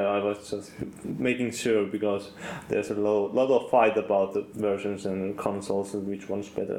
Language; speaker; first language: English; non-native, fluent; Finnish